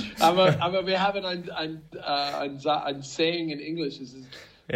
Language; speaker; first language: German; non-native, fluent; English